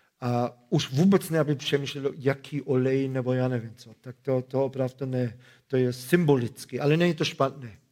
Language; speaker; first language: Czech; non-native, fluent; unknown